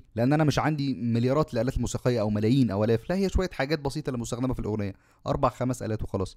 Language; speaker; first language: Arabic; native; Arabic